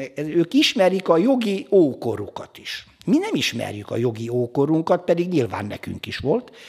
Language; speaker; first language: Hungarian; native; Hungarian